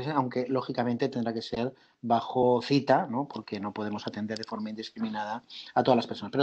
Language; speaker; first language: Spanish; native; Spanish